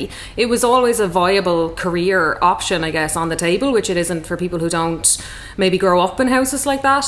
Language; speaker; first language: English; native; English